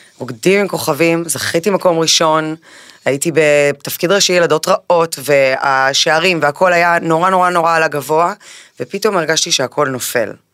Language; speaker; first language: Hebrew; early bilingual, other home language; Spanish